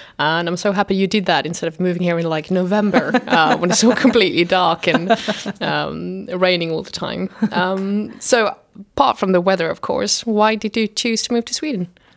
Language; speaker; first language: English; non-native, fluent; Swedish